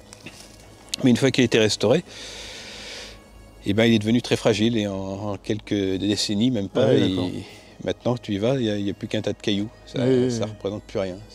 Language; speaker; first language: French; native; French